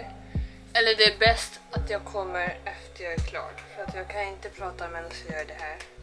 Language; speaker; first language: Swedish; early bilingual, heritage; Korean